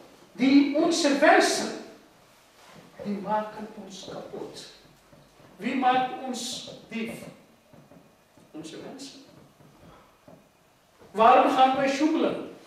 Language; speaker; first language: Dutch; non-native, fluent; Urdu